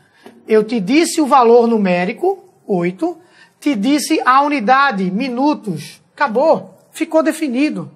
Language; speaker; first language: Portuguese; native; Portuguese